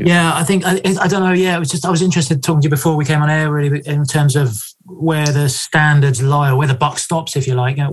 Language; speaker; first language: English; native; English